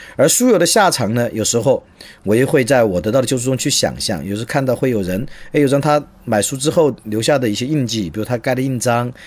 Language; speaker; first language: Chinese; native; Chinese